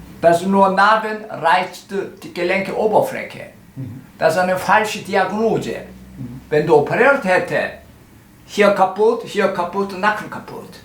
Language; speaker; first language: German; non-native, learner; Korean